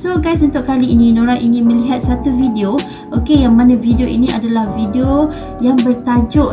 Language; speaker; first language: Malay; native; Malay